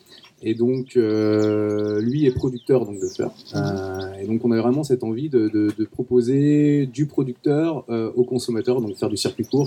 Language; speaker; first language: French; native; French